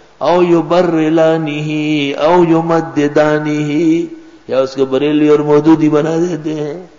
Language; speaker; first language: Urdu; non-native, local second language; Pashto